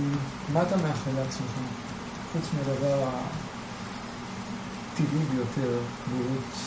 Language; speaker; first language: Hebrew; native; Hebrew